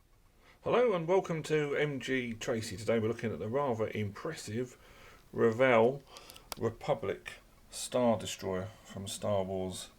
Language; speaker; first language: English; native; English